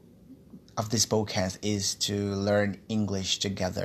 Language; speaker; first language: English; non-native, learner; Portuguese